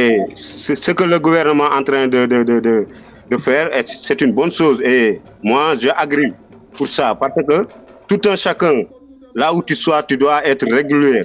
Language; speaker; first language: French; non-native, local second language; Wolof